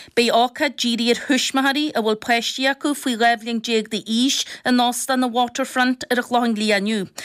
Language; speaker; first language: Irish; native; Irish